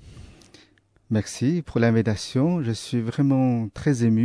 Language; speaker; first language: French; non-native, fluent; Chinese